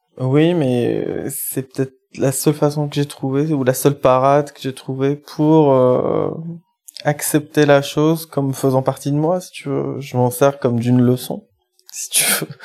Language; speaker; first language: French; non-native, local second language; Arabic